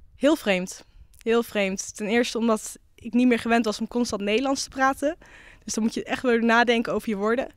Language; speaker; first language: Dutch; native; Dutch